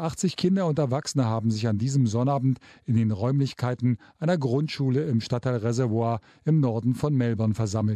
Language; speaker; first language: German; native; German